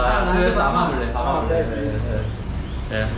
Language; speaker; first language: Spanish; non-native, learner; Korean